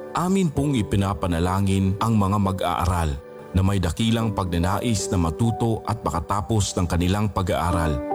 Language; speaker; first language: Filipino; non-native, local second language; Aklanon